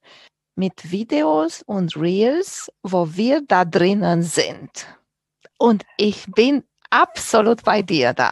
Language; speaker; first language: German; non-native, fluent; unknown